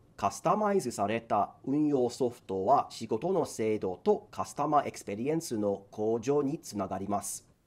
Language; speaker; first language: Japanese; non-native, fluent; English